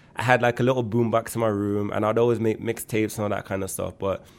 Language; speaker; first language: English; native; English